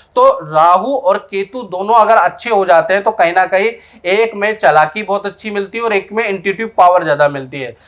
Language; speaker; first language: Hindi; native; Hindi